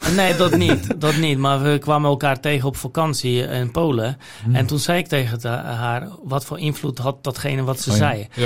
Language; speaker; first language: Dutch; non-native, fluent; Polish